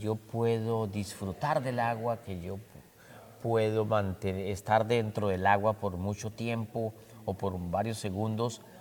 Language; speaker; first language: Spanish; native; Spanish